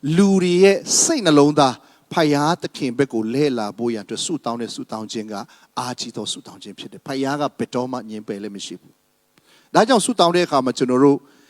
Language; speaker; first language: Burmese; non-native, local second language; Tedim Chin